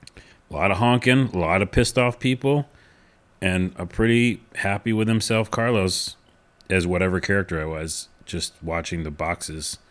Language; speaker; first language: English; native; English